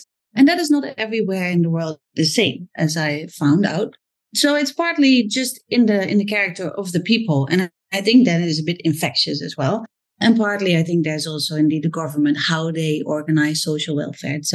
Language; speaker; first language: English; non-native, fluent; Dutch